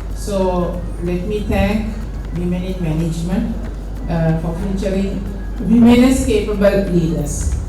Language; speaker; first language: English; non-native, local second language; Sinhala